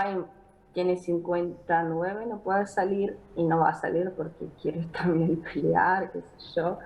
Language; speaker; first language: Spanish; non-native, fluent; Ukrainian